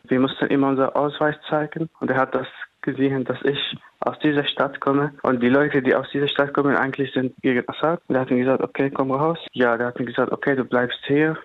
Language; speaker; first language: German; non-native, fluent; Arabic